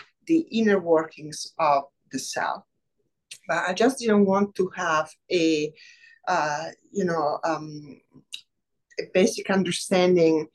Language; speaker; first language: English; non-native, fluent; Italian